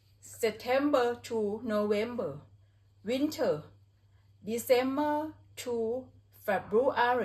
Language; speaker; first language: English; non-native, learner; Thai